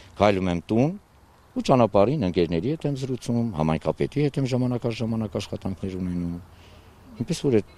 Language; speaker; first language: Armenian; native; Armenian